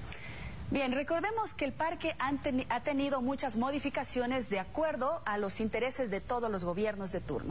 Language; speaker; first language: Spanish; native; Spanish